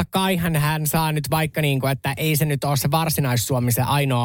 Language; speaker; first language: Finnish; native; Finnish